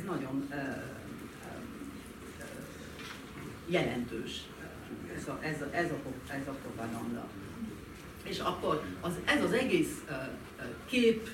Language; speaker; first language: Hungarian; non-native, fluent; French